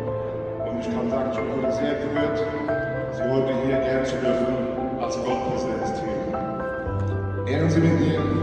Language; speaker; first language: German; non-native, fluent; Romanian